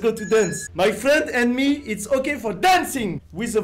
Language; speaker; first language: English; non-native, learner; French